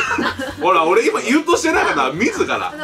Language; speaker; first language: Japanese; native; Japanese